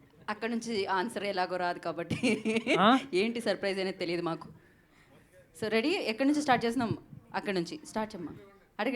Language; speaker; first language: Telugu; native; Telugu